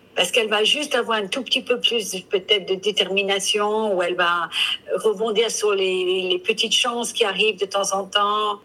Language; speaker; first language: French; non-native, fluent; English